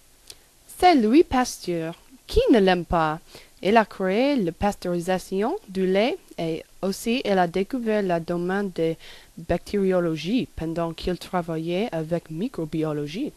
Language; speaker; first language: French; non-native, learner; English